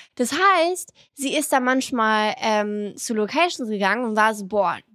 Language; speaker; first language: German; early bilingual, other home language; French